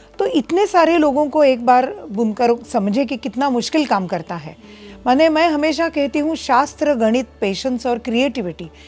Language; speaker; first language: Hindi; non-native, local second language; Marathi